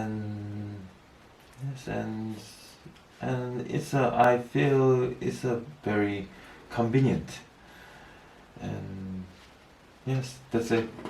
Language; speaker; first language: English; non-native, learner; Korean